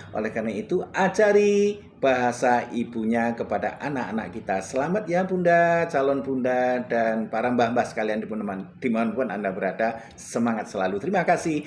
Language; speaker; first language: Indonesian; non-native, local second language; Javanese